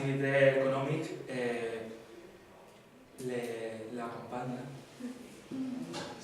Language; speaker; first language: French; non-native, learner; Spanish